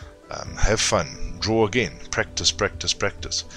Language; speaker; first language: English; native; English